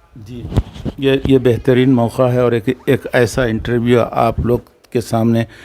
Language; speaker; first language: Urdu; native; Urdu